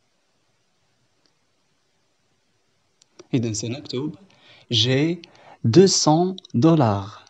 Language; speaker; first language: French; non-native, fluent; Arabic